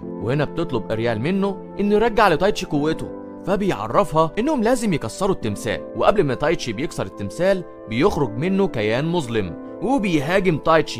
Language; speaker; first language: Arabic; native; Arabic